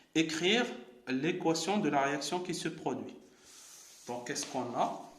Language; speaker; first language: French; non-native, local second language; Arabic